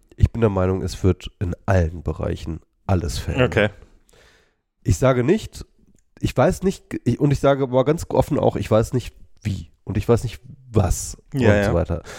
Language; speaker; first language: German; native; German